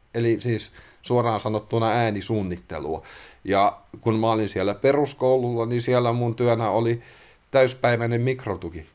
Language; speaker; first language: Finnish; native; Finnish